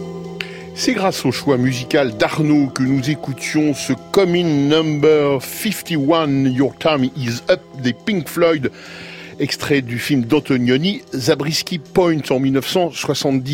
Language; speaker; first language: French; native; French